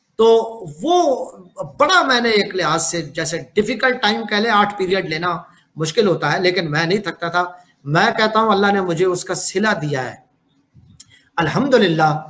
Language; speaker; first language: Urdu; non-native, local second language; Punjabi